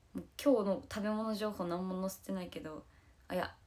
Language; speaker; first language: Japanese; native; Japanese